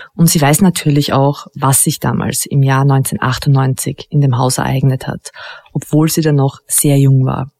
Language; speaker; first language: German; native; German